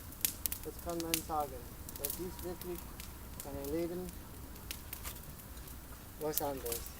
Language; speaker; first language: German; non-native, learner; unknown